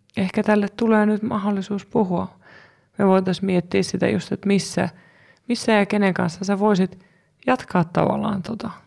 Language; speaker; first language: Finnish; native; Finnish